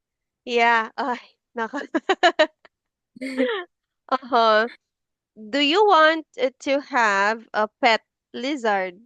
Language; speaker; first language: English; non-native, fluent; Filipino